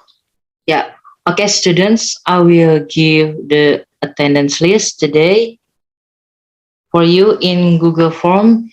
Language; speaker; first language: English; non-native, learner; Indonesian